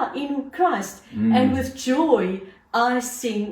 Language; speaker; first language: English; non-native, local second language; Afrikaans